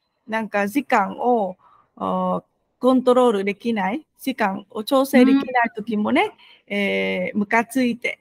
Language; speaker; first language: Japanese; non-native, fluent; Vietnamese